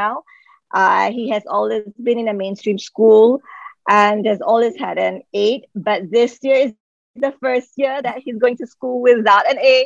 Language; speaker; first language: English; non-native, local second language; Malay